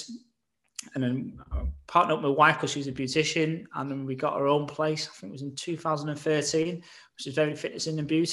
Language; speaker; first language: English; native; English